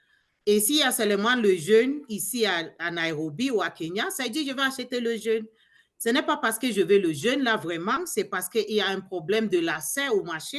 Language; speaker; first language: French; non-native, learner; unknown